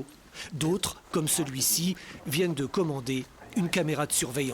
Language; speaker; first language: French; native; French